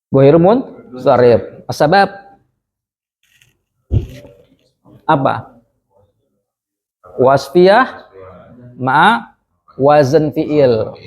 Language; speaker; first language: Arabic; non-native, fluent; Indonesian